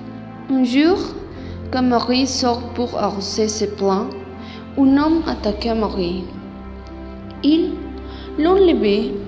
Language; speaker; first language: French; non-native, learner; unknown